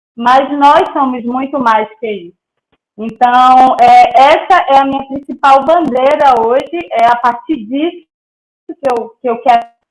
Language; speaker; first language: Portuguese; native; Portuguese